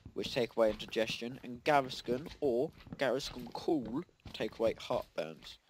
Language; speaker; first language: English; native; English